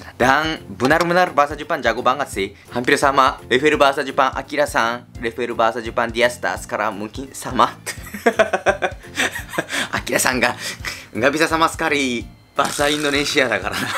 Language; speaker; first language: Indonesian; non-native, fluent; Japanese